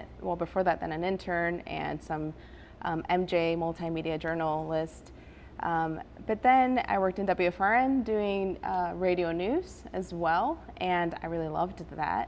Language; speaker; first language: English; early bilingual, other home language; Spanish